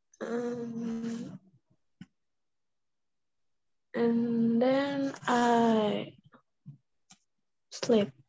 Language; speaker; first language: English; non-native, local second language; Indonesian